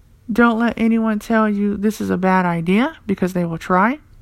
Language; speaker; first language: English; native; English